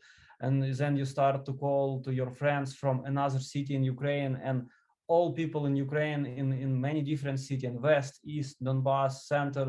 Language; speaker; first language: English; non-native, learner; Ukrainian